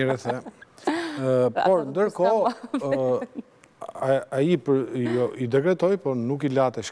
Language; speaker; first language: Albanian; native; Albanian